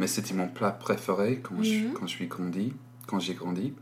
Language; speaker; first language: French; non-native, learner; English